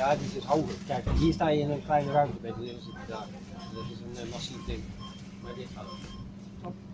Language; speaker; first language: Dutch; native; Dutch